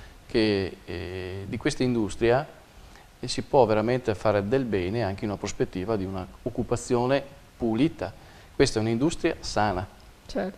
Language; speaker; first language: Italian; native; Italian